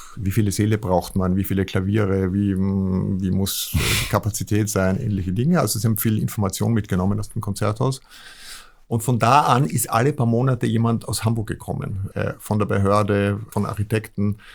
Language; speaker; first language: German; native; German